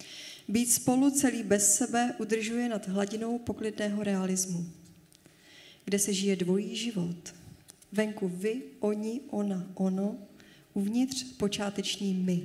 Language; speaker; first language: Czech; native; Czech